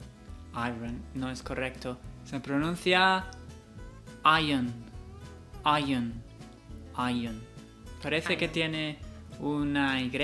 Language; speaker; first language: Spanish; non-native, fluent; English